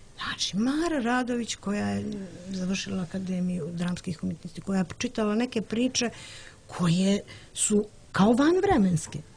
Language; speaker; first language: Serbian; native; Serbian